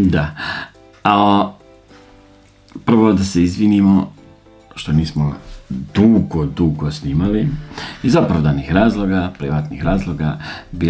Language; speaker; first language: Serbian; native; Serbian